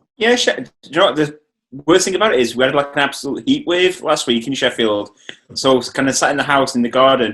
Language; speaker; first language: English; native; English